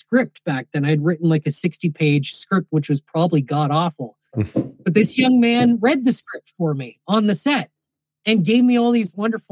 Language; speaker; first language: English; native; English